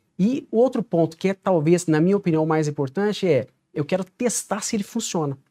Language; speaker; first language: Portuguese; native; Portuguese